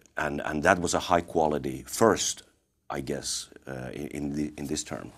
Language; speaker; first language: English; non-native, fluent; Finnish